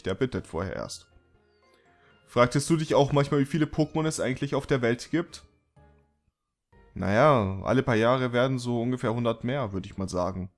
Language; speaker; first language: German; native; German